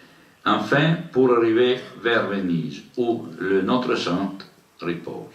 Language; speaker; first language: French; non-native, learner; Italian